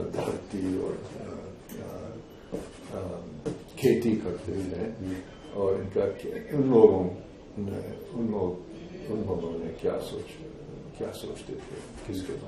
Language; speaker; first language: Hindi; non-native, fluent; English